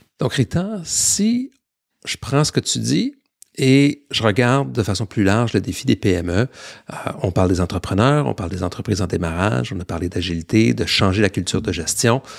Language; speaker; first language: French; native; French